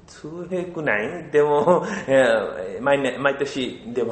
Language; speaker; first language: Japanese; non-native, learner; Bangla